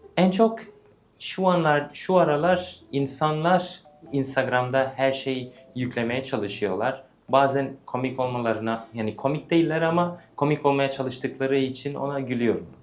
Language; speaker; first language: Turkish; early bilingual, heritage; English